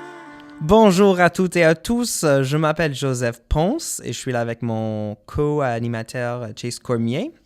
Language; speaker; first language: French; non-native, local second language; English